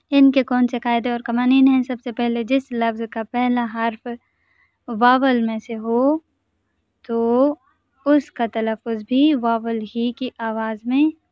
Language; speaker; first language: Urdu; non-native, local second language; Sindhi